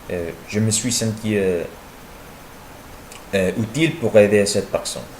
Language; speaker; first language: French; non-native, learner; Spanish